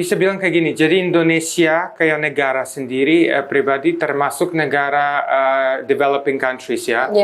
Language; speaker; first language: Indonesian; non-native, fluent; Serbian